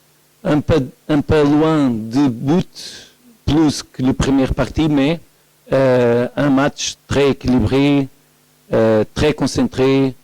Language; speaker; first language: French; non-native, learner; Portuguese